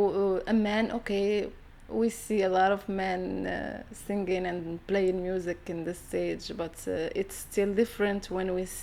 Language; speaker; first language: English; non-native, learner; Arabic